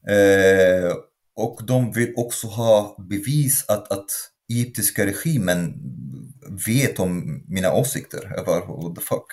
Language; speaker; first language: Swedish; non-native, fluent; Arabic